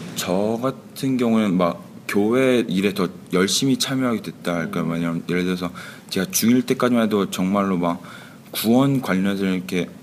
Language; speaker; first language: Korean; early bilingual, heritage; Korean